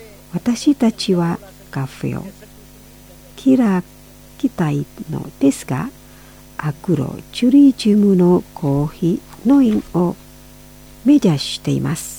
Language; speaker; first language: Japanese; non-native, fluent; Indonesian